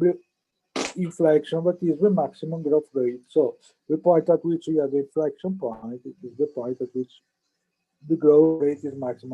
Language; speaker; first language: English; non-native, fluent; Italian